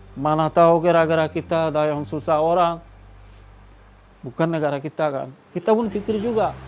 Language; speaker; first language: Indonesian; non-native, learner; Rohingya